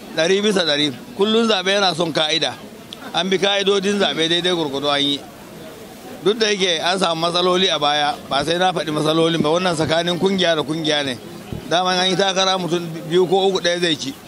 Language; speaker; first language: Hausa; non-native, local second language; Fula